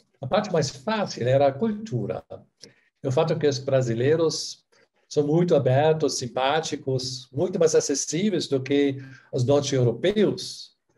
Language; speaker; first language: Portuguese; non-native, fluent; German